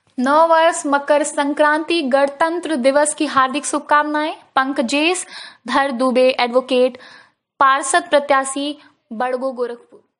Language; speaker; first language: Hindi; native; Hindi